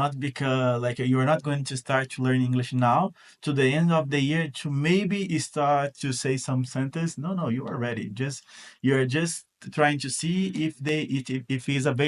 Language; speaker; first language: English; non-native, fluent; Portuguese